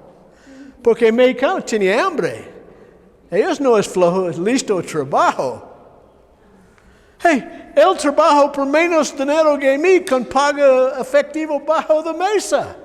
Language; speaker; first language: Spanish; non-native, learner; English